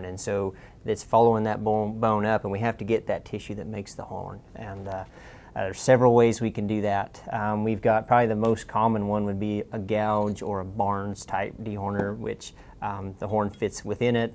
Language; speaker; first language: English; native; English